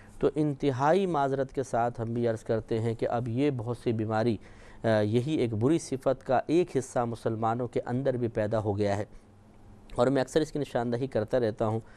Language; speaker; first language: Urdu; native; Urdu